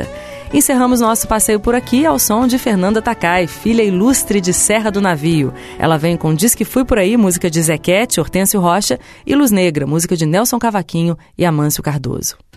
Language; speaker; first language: Portuguese; native; Portuguese